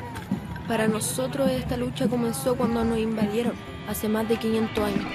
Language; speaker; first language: Spanish; native; Spanish